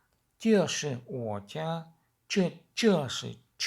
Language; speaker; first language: Chinese; non-native, learner; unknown